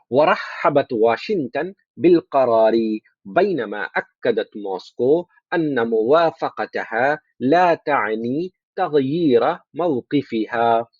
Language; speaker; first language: Arabic; non-native, fluent; Urdu